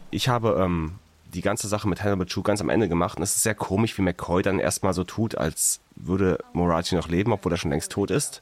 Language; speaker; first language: German; native; German